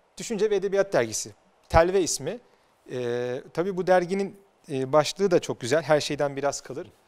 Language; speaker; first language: Turkish; native; Turkish